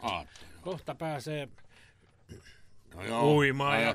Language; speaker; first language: Finnish; native; Finnish